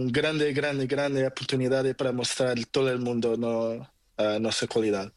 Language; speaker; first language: Spanish; non-native, learner; Portuguese